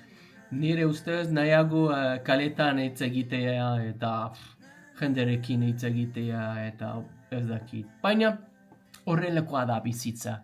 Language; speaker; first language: Basque; non-native, learner; English